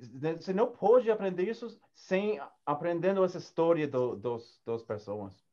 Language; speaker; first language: Portuguese; non-native, learner; English